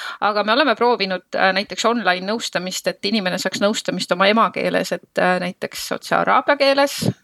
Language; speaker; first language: Estonian; native; Estonian